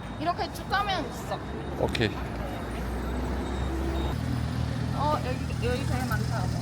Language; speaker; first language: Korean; non-native, fluent; Chinese